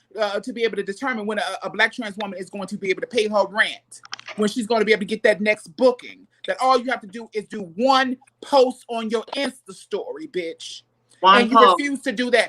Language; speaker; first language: English; native; English